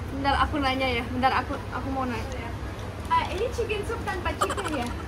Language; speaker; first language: Indonesian; non-native, fluent; Russian